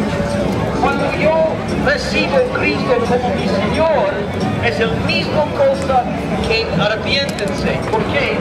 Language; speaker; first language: Spanish; non-native, learner; English